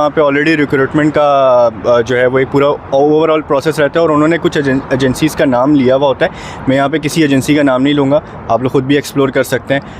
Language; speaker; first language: Urdu; native; Urdu